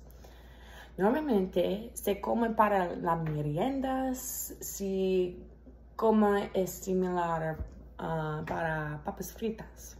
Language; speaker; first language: Spanish; non-native, learner; English